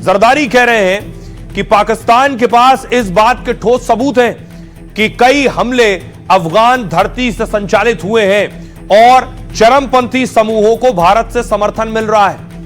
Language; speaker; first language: Hindi; native; Hindi